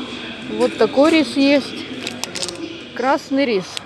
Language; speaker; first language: Russian; non-native, local second language; Ukrainian